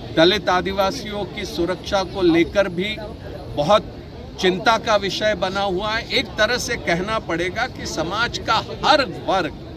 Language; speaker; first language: Hindi; non-native, local second language; Marathi